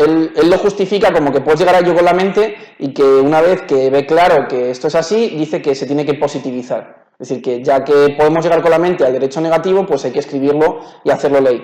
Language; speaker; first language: Spanish; native; Spanish